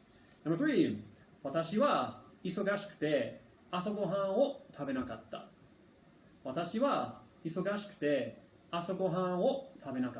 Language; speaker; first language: Japanese; non-native, fluent; English